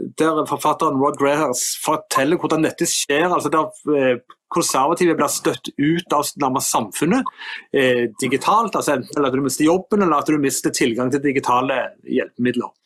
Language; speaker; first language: Norwegian; native; Norwegian